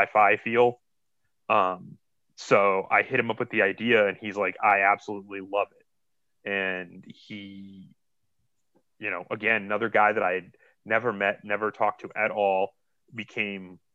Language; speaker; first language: English; native; English